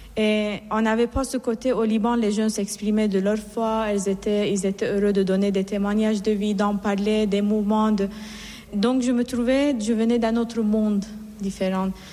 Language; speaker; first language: French; non-native, fluent; Persian